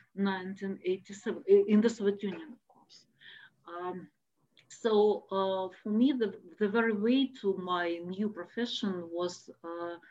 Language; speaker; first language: English; non-native, fluent; Russian